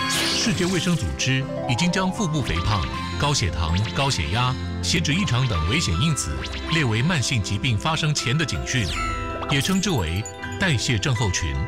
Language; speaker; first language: Chinese; native; Chinese